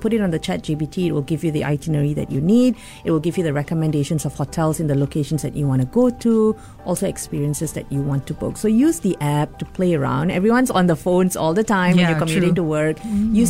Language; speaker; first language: English; non-native, local second language; Tamil